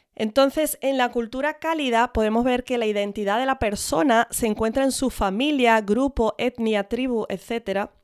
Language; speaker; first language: Spanish; early bilingual, other home language; English